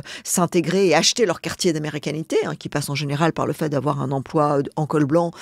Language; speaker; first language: French; native; French